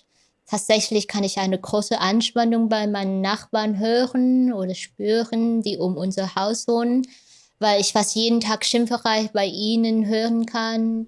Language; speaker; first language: German; non-native, fluent; Vietnamese